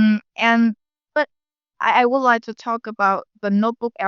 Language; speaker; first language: English; non-native, learner; Vietnamese